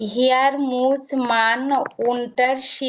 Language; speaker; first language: German; non-native, learner; Bangla